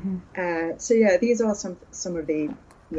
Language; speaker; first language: English; non-native, fluent; Arabic